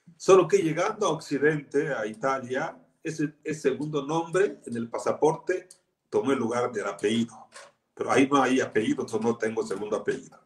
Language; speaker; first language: Spanish; non-native, fluent; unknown